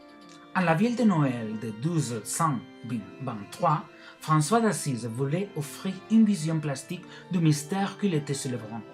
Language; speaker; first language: French; non-native, learner; Catalan